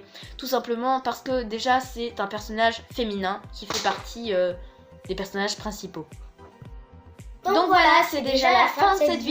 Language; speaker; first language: French; native; French